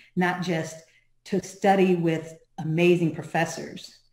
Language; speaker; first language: English; native; English